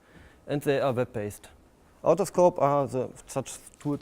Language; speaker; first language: English; non-native, fluent; German